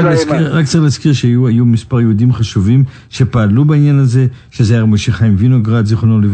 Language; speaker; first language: Hebrew; native; Hebrew